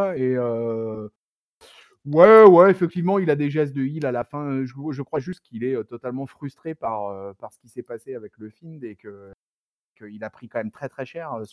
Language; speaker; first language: French; native; French